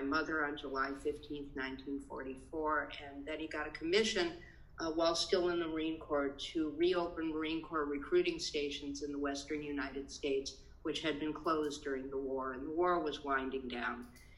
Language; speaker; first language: English; native; English